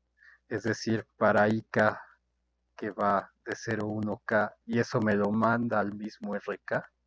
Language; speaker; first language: Spanish; native; Spanish